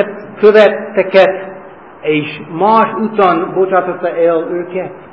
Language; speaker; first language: Hungarian; non-native, fluent; English